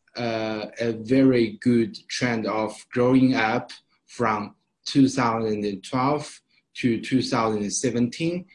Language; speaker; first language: English; non-native, fluent; Chinese